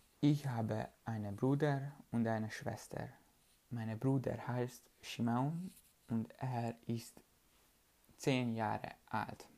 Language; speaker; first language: German; non-native, learner; Hungarian